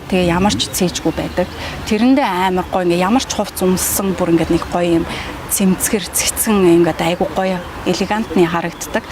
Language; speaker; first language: Mongolian; early bilingual, heritage; Mongolian